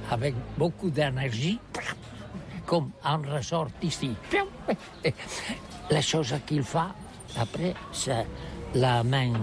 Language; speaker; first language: French; non-native, learner; Catalan